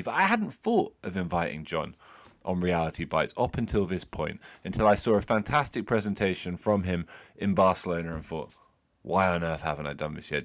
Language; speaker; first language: English; native; English